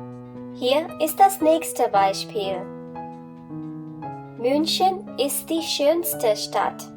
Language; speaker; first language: German; non-native, fluent; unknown